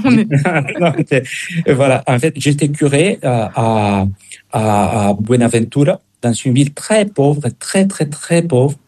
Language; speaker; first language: French; non-native, fluent; Spanish